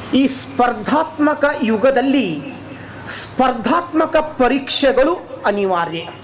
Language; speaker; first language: Kannada; native; Kannada